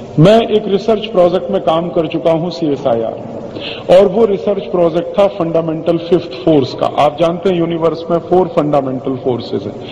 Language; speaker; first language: Hindi; native; Hindi